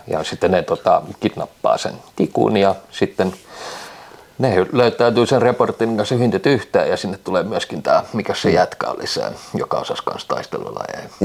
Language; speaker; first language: Finnish; early bilingual, other home language; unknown